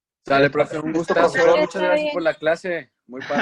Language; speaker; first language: Spanish; native; Spanish